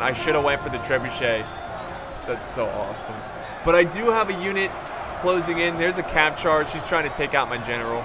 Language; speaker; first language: English; native; English